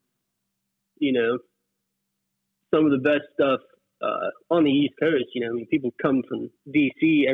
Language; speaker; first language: English; native; English